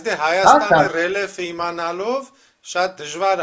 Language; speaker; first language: Armenian; native; Armenian